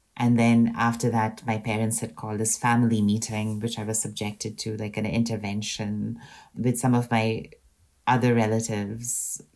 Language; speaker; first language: English; non-native, local second language; Hindi